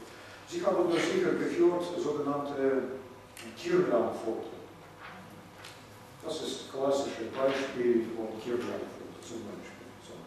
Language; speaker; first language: German; non-native, fluent; Russian